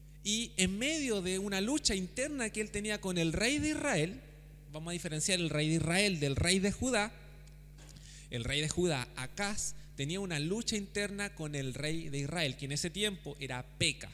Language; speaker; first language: Spanish; native; Spanish